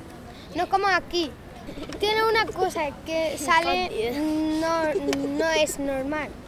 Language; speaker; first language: Spanish; non-native, learner; Arabic